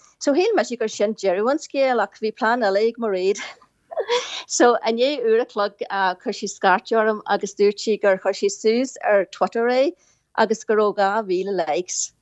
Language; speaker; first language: Irish; native; Irish